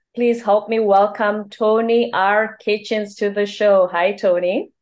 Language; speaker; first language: English; non-native, local second language; Zulu